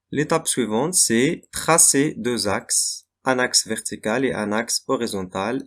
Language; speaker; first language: French; non-native, local second language; Arabic